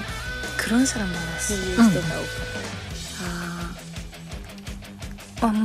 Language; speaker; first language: Japanese; non-native, learner; Korean